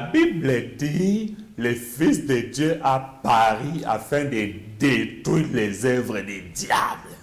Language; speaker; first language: French; non-native, local second language; Lingala